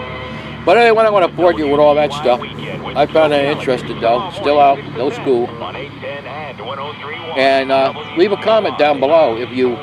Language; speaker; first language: English; native; English